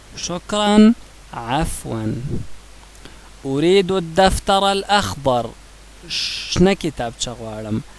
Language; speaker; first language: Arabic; non-native, fluent; Pashto